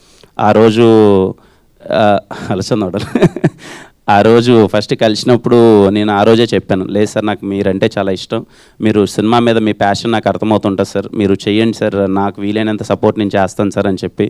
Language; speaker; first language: Telugu; native; Telugu